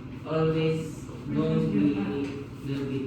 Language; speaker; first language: English; non-native, learner; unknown